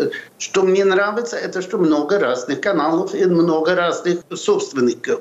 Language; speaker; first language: Russian; non-native, fluent; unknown